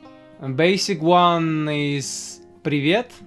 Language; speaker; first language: English; non-native, learner; Russian